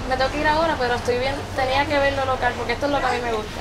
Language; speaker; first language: Spanish; early bilingual, heritage; Spanish